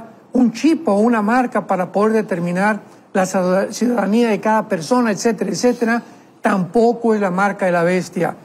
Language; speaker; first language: Spanish; native; Spanish